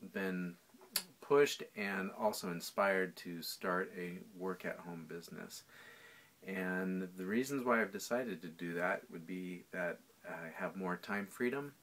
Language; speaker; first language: English; native; English